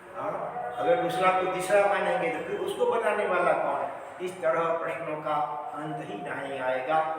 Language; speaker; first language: Hindi; non-native, local second language; Gujarati